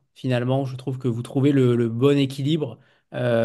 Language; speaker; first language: French; native; French